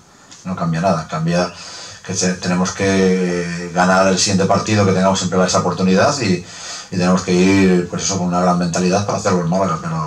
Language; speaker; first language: Spanish; native; Spanish